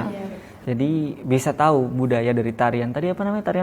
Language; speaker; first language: Indonesian; native; Indonesian